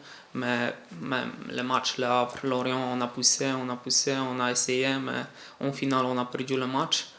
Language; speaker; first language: French; non-native, fluent; Polish